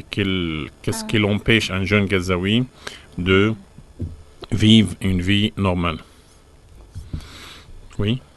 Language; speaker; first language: French; non-native, fluent; Arabic